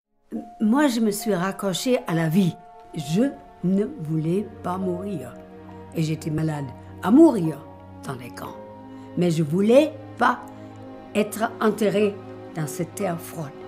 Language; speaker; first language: French; non-native, fluent; German